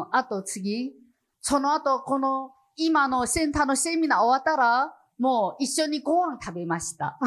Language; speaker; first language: Japanese; non-native, learner; Chinese